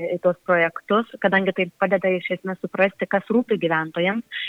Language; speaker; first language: Lithuanian; native; Lithuanian